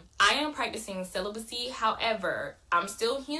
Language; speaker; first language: English; native; English